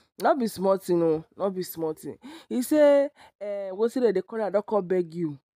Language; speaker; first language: Nigerian Pidgin; non-native, local second language; Yoruba